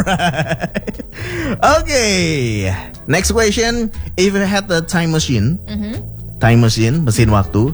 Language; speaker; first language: English; non-native, learner; Indonesian